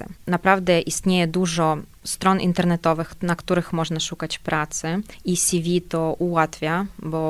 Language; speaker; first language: Polish; non-native, fluent; Ukrainian